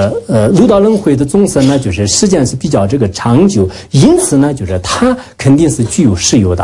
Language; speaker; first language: Chinese; non-native, local second language; Tibetan